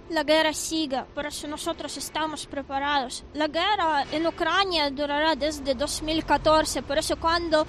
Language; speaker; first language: Spanish; non-native, fluent; Ukrainian